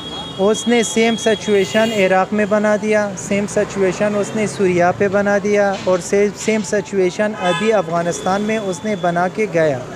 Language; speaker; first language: Hindi; non-native, learner; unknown